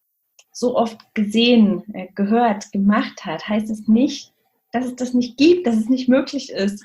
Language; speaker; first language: German; native; German